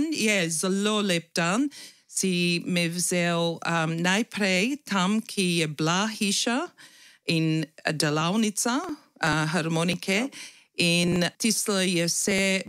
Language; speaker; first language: Slovenian; early bilingual, heritage; Slovenian